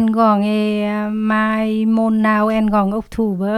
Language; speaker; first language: Swedish; non-native, learner; Vietnamese